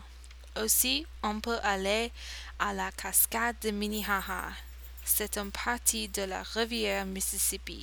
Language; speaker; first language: French; non-native, learner; English